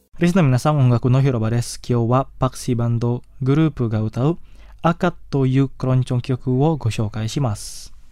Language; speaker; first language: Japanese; non-native, fluent; Indonesian